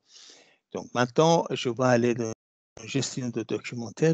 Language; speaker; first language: French; non-native, fluent; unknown